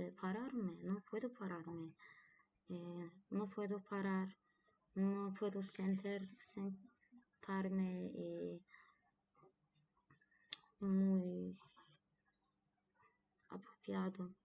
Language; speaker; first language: Spanish; non-native, learner; Turkish